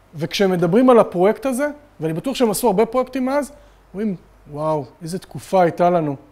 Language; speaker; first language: Hebrew; native; Hebrew